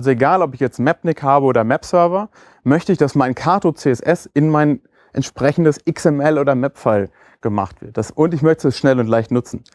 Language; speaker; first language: German; native; German